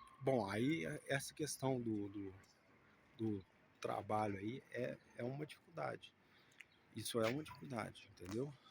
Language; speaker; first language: Portuguese; native; Portuguese